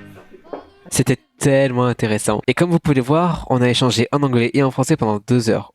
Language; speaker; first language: French; native; French